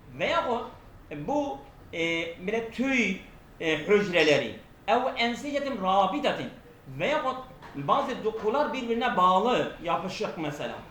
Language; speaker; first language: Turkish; non-native, local second language; Kurdish